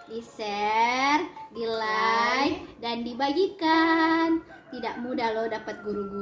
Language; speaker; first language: Indonesian; native; Indonesian